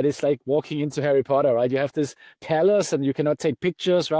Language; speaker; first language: English; non-native, fluent; Danish